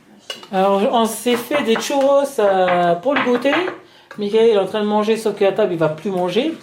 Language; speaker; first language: French; native; French